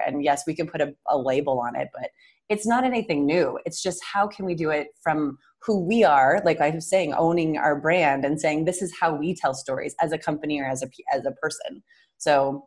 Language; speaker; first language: English; native; English